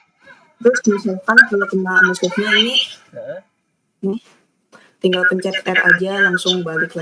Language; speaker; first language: Indonesian; native; Indonesian